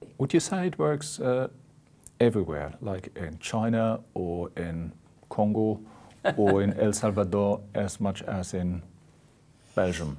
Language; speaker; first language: English; non-native, fluent; German